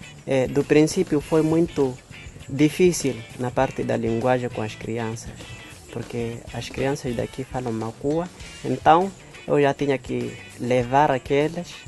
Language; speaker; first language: Portuguese; non-native, local second language; Makhuwa